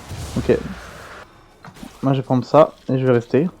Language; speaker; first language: French; native; French